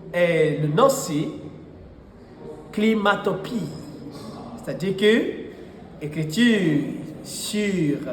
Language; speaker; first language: French; non-native, fluent; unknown